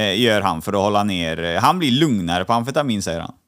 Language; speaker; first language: Swedish; native; Swedish